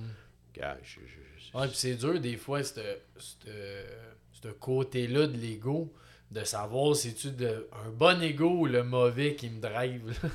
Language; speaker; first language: French; native; French